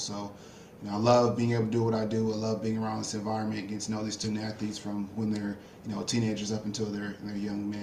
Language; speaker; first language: English; native; English